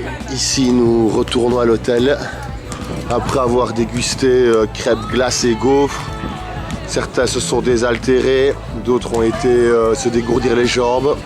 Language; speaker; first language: French; native; French